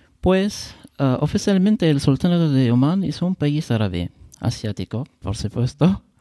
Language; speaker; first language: Spanish; non-native, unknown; Arabic